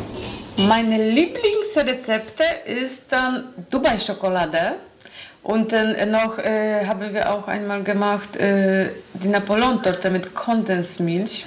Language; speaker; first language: German; non-native, learner; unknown